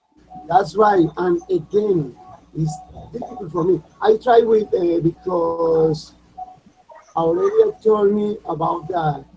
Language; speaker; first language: English; non-native, learner; Spanish